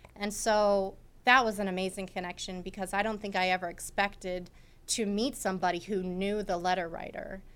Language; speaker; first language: English; native; English